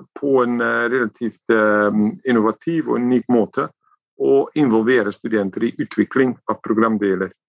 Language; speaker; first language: Norwegian; non-native, fluent; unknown